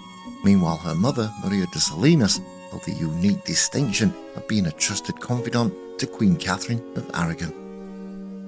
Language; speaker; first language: English; native; English